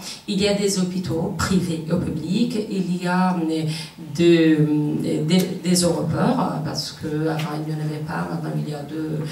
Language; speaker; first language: French; non-native, fluent; Kurdish